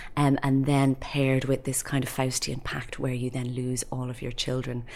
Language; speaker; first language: English; native; English